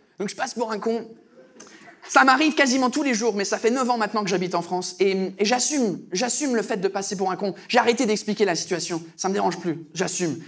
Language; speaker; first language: French; early bilingual, other home language; English